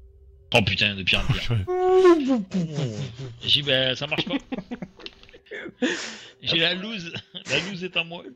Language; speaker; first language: French; native; French